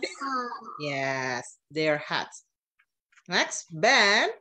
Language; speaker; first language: English; non-native, fluent; Indonesian